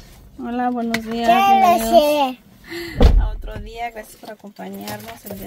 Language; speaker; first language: Spanish; native; Spanish